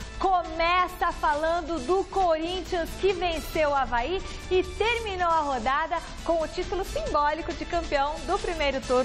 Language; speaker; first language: Portuguese; native; Portuguese